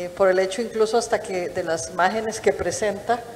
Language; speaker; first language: Spanish; native; Spanish